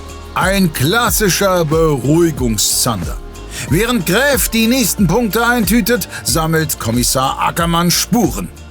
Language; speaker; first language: German; native; German